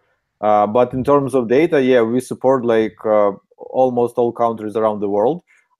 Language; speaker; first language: English; non-native, fluent; Ukrainian